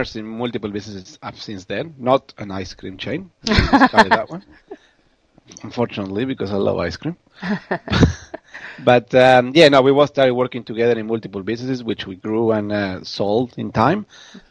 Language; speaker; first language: English; non-native, fluent; Spanish